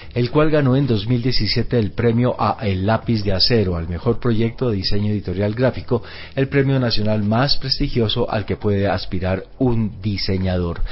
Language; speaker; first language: Spanish; native; Spanish